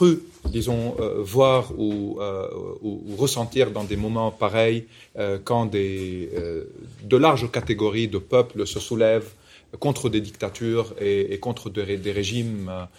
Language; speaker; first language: French; non-native, local second language; Arabic